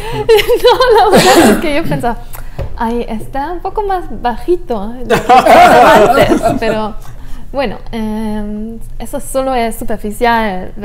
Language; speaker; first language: Spanish; non-native, fluent; German